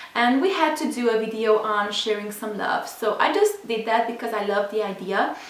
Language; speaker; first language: English; non-native, fluent; Hungarian